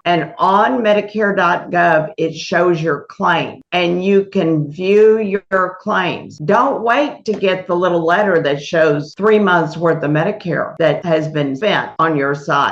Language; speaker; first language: English; native; English